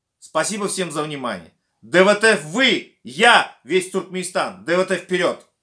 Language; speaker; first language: Russian; non-native, local second language; Turkmen